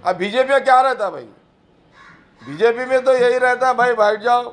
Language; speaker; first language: Hindi; non-native, local second language; Telugu